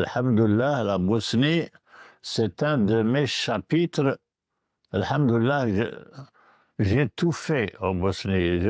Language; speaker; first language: French; non-native, local second language; Arabic